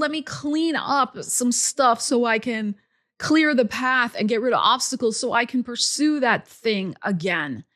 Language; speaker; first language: English; native; English